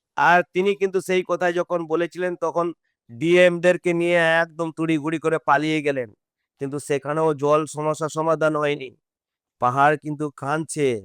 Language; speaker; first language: Bangla; non-native, local second language; Santali